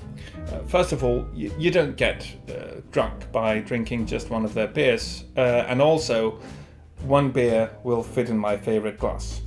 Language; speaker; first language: English; non-native, fluent; Danish